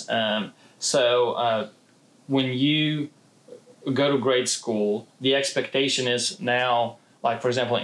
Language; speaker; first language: English; non-native, fluent; Ukrainian